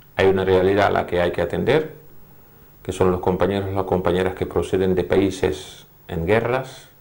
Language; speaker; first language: Spanish; non-native, fluent; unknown